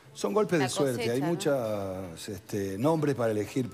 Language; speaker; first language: Spanish; native; Spanish